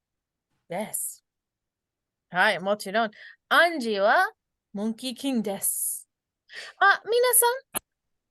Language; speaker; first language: Japanese; non-native, fluent; English